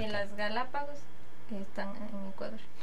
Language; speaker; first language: Portuguese; non-native, learner; Spanish